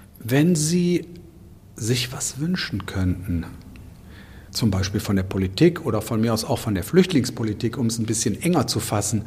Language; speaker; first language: German; native; German